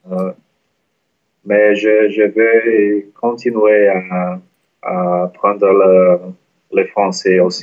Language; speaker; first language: French; non-native, learner; Portuguese